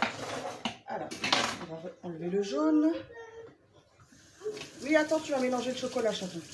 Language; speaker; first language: French; native; French